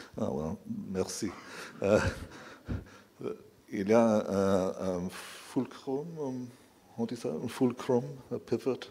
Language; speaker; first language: French; non-native, fluent; English